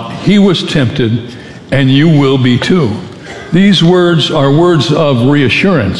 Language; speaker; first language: English; native; English